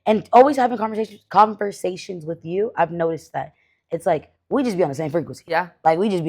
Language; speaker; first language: English; native; English